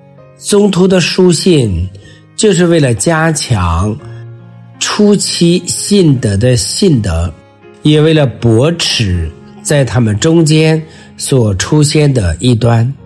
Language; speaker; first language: Chinese; native; Chinese